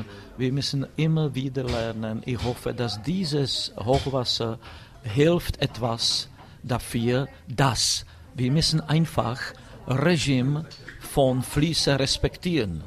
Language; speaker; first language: German; non-native, fluent; Czech